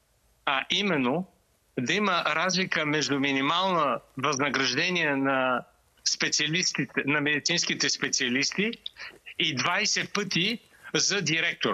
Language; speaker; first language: Bulgarian; native; Bulgarian